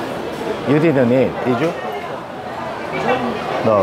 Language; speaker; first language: English; non-native, learner; Korean